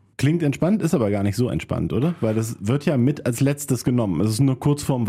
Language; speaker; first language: German; native; German